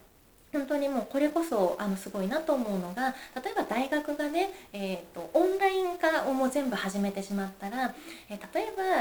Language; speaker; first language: Japanese; native; Japanese